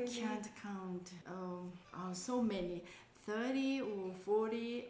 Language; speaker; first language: English; non-native, learner; Japanese